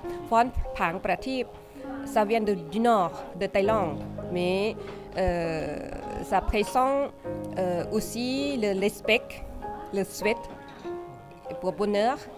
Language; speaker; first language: French; non-native, fluent; Thai